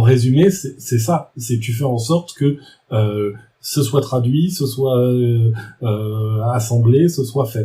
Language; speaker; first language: French; native; French